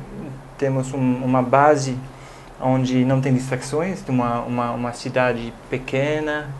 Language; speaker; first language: Portuguese; non-native, fluent; English